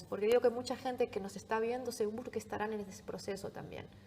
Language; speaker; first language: Spanish; native; Spanish